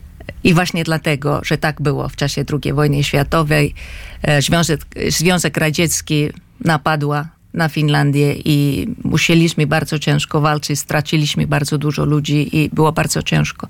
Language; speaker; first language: Polish; non-native, fluent; Finnish